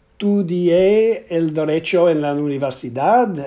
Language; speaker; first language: Spanish; non-native, learner; English